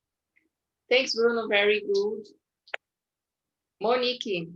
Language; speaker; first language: English; non-native, fluent; Portuguese